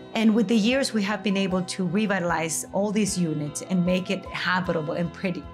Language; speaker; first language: English; early bilingual, other home language; Spanish